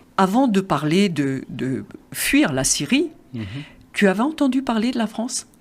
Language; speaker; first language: French; native; French